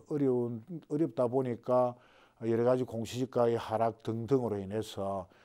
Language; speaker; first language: Korean; native; Korean